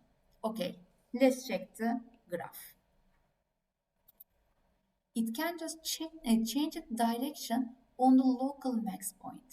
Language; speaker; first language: English; non-native, fluent; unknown